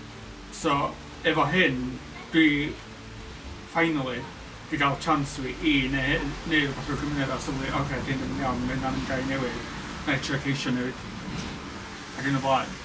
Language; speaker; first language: Welsh; native; Welsh